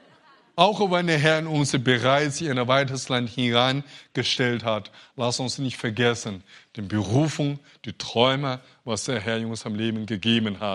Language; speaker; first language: German; non-native, fluent; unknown